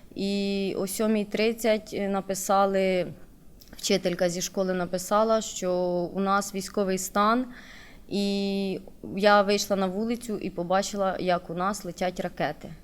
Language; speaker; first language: Ukrainian; native; Ukrainian